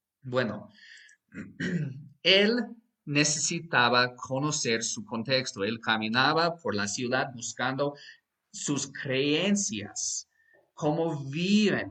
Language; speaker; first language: Spanish; non-native, fluent; English